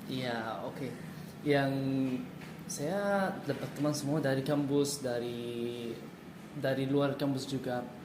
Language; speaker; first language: Indonesian; non-native, learner; Arabic